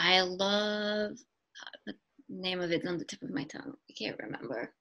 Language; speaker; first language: English; non-native, fluent; French